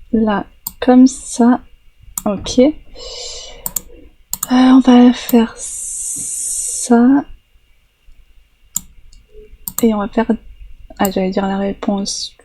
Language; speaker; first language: French; native; French